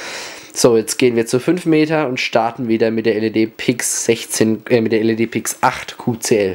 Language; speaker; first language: German; native; German